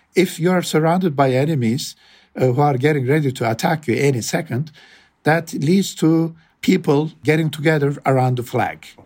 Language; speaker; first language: English; non-native, fluent; Turkish